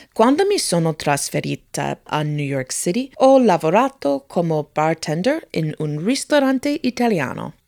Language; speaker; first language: Italian; non-native, fluent; English